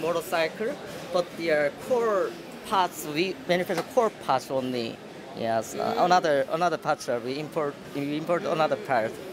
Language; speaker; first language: English; non-native, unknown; Korean